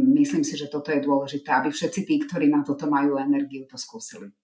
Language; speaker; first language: Slovak; non-native, local second language; Hungarian